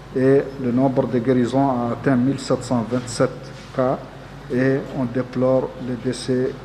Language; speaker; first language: French; non-native, local second language; Arabic